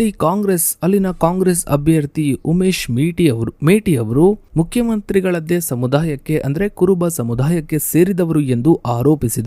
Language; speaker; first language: Kannada; native; Kannada